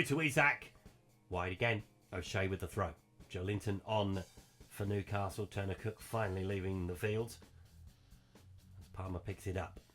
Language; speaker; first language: English; native; English